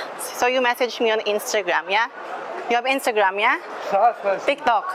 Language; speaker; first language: English; non-native, local second language; Filipino